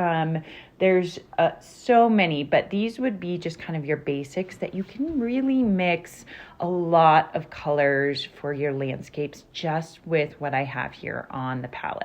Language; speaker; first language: English; native; English